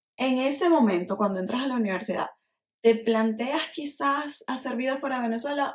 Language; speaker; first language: Spanish; native; Spanish